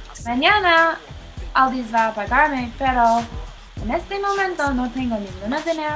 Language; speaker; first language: Spanish; non-native, learner; English